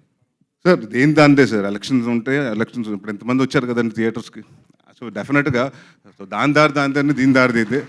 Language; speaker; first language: Telugu; native; Telugu